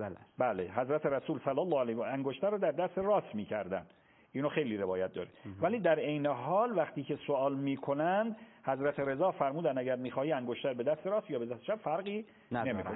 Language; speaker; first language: Persian; native; Persian